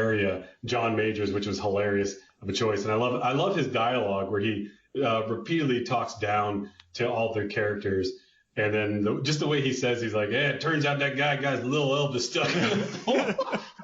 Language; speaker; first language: English; native; English